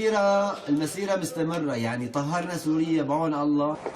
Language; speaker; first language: Arabic; native; Arabic